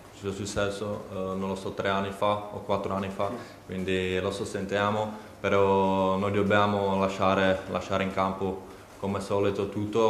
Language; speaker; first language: Italian; non-native, learner; Czech